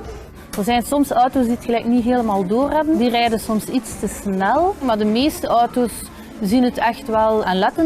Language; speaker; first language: Dutch; native; Dutch